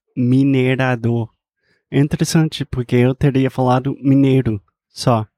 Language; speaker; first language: Portuguese; non-native, fluent; English